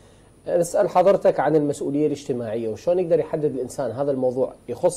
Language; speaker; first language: Arabic; native; Arabic